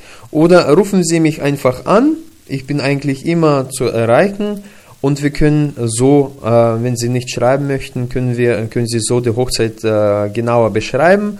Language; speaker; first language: German; non-native, fluent; Russian